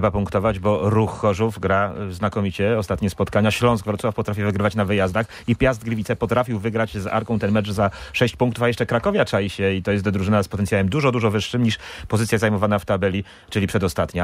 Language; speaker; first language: Polish; native; Polish